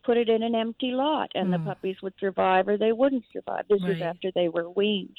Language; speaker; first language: English; native; English